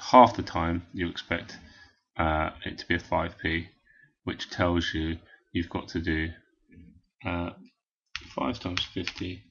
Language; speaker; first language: English; native; English